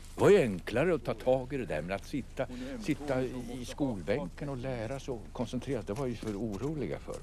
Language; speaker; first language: Swedish; native; Swedish